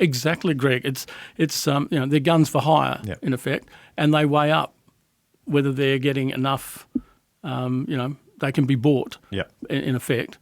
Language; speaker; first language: English; native; English